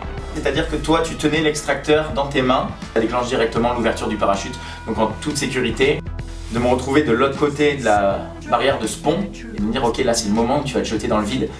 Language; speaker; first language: French; native; French